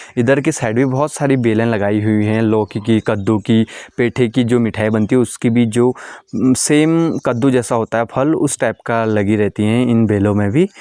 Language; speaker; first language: Hindi; non-native, local second language; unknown